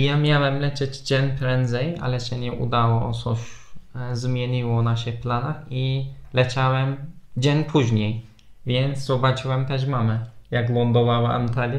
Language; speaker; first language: Polish; non-native, fluent; Turkish